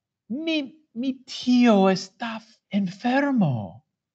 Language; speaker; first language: Spanish; non-native, learner; English